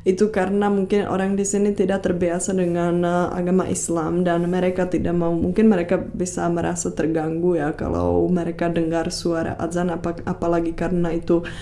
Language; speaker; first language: Indonesian; non-native, fluent; Czech